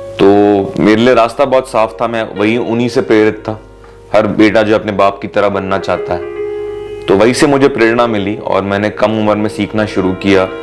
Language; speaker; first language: Hindi; native; Hindi